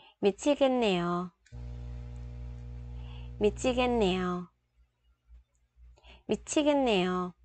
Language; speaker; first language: Korean; non-native, fluent; Vietnamese